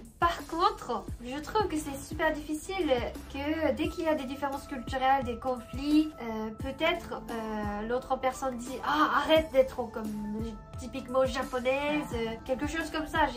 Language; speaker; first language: French; non-native, fluent; Japanese